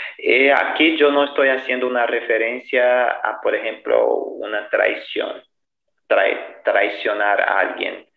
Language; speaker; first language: Spanish; non-native, fluent; Portuguese